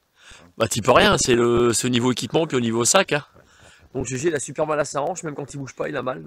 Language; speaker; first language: French; native; French